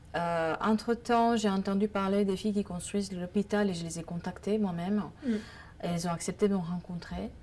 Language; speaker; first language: French; non-native, fluent; Romanian